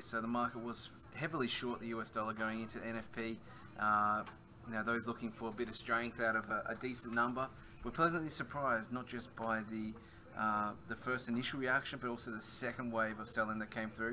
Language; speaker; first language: English; native; English